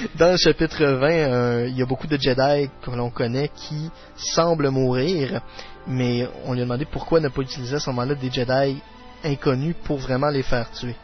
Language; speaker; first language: French; native; French